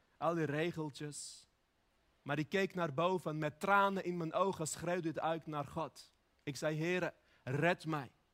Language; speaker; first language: Dutch; early bilingual, other home language; Armenian